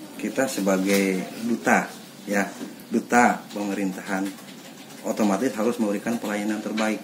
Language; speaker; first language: Indonesian; native; Indonesian